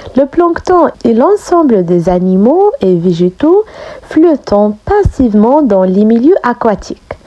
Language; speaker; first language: French; non-native, local second language; Arabic